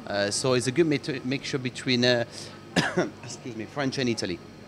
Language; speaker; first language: English; non-native, fluent; Italian